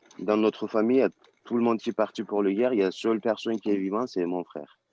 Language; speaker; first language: French; non-native, learner; Turkish